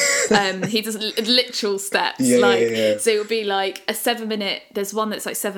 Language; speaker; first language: English; native; English